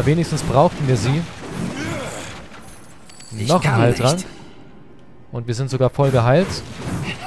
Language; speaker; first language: German; native; German